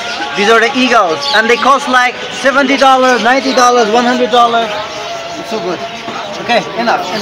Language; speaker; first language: English; non-native, fluent; Persian